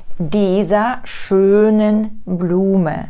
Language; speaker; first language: German; non-native, fluent; Ukrainian